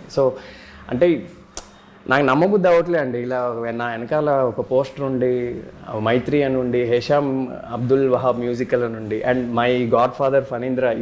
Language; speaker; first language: Telugu; native; Telugu